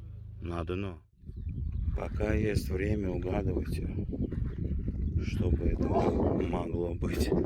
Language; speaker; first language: Russian; native; Russian